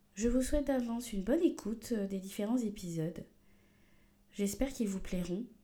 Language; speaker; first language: French; native; French